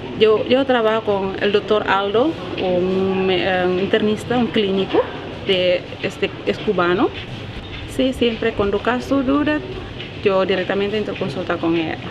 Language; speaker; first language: Spanish; non-native, learner; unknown